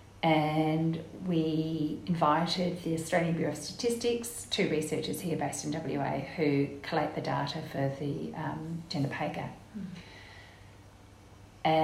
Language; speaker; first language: English; native; English